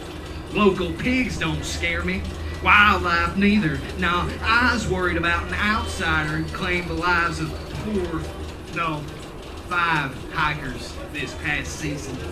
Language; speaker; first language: English; native; English